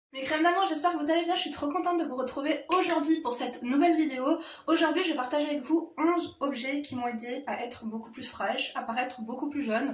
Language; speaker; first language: French; native; French